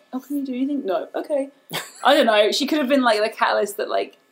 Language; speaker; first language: English; native; English